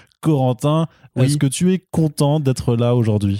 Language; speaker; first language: French; native; French